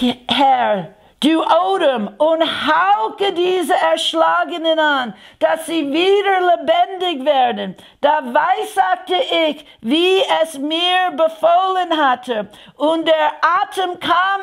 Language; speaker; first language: German; non-native, fluent; English